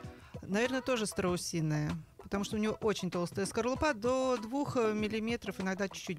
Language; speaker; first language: Russian; native; Russian